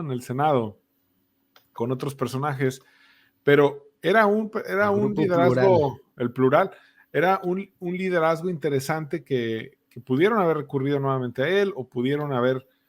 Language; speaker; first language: Spanish; native; Spanish